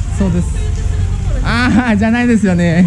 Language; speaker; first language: Japanese; non-native, fluent; Indonesian